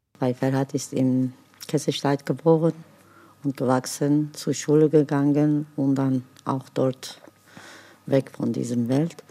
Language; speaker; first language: German; non-native, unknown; Kurdish